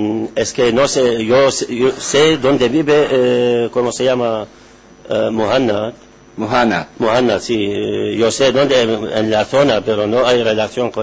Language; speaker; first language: Spanish; non-native, learner; Arabic